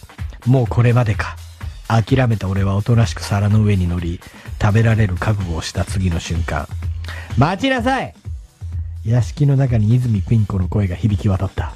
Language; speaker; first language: Japanese; native; Japanese